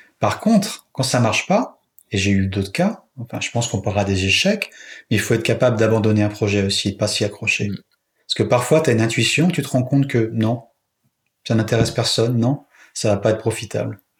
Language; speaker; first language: French; native; French